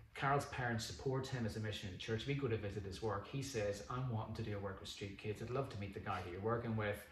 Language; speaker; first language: English; native; English